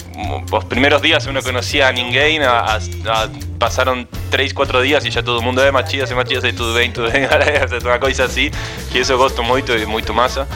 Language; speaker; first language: Portuguese; non-native, fluent; Spanish